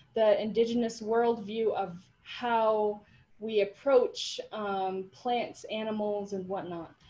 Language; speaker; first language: English; native; English